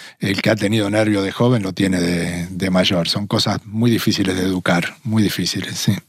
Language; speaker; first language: Spanish; native; Spanish